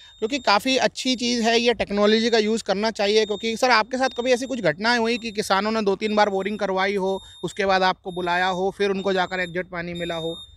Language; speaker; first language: Hindi; native; Hindi